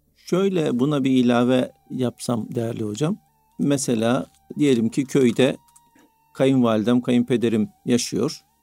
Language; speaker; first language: Turkish; native; Turkish